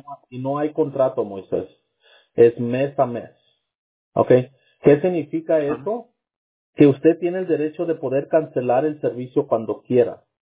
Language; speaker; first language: Spanish; early bilingual, heritage; Spanish